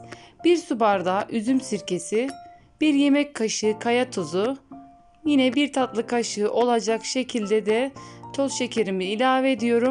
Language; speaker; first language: Turkish; native; Turkish